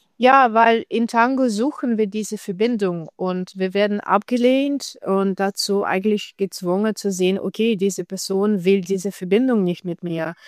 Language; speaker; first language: German; non-native, learner; Russian